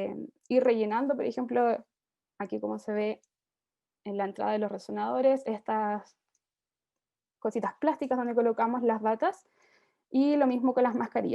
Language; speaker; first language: Spanish; native; Spanish